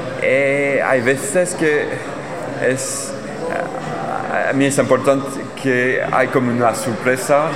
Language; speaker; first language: Spanish; non-native, learner; French